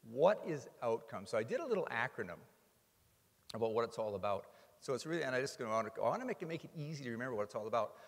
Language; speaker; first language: English; native; English